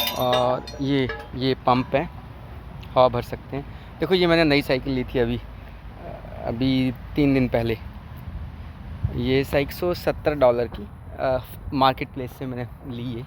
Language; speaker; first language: Hindi; native; Hindi